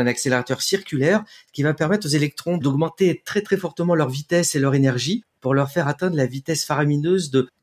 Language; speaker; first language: French; native; French